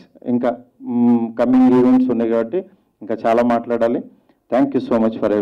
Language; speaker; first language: Telugu; native; Telugu